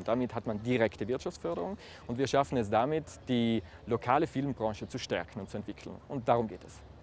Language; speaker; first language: German; native; German